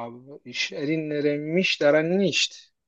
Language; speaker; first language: German; non-native, learner; Turkish